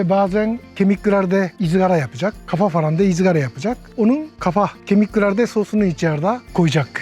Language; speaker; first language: Turkish; non-native, learner; Japanese